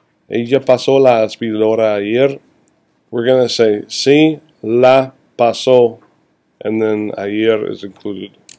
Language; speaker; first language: English; native; English